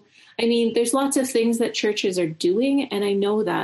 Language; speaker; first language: English; native; English